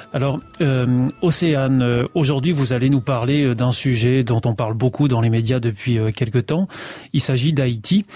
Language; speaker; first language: French; native; French